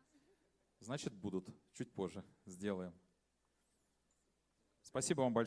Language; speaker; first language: Russian; native; Russian